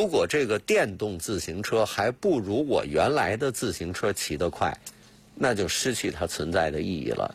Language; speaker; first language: Chinese; native; Chinese